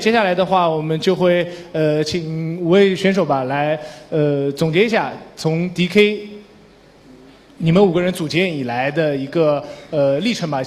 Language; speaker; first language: Chinese; native; Chinese